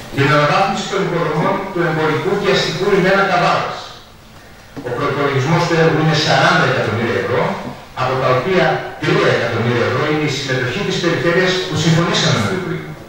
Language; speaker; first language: Greek; native; Greek